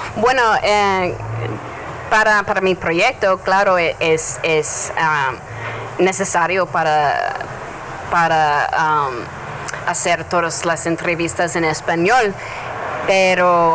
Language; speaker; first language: Spanish; non-native, learner; English